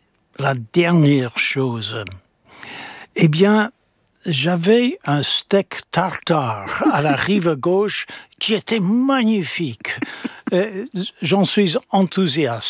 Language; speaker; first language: French; non-native, fluent; English